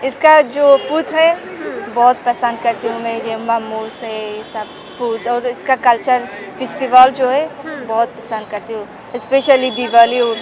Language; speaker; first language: Hindi; non-native, learner; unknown